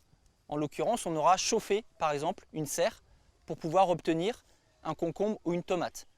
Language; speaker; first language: French; native; French